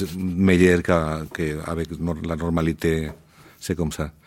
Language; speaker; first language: French; non-native, learner; Spanish